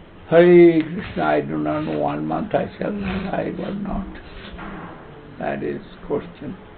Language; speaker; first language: English; non-native, local second language; Bangla